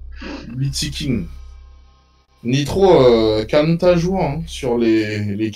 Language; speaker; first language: French; native; French